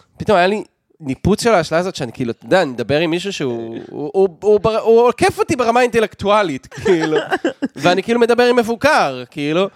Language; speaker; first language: Hebrew; native; Hebrew